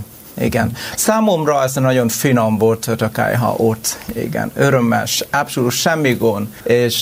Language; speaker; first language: Hungarian; non-native, learner; Vietnamese